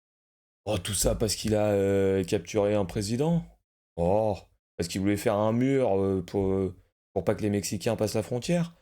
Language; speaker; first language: French; native; French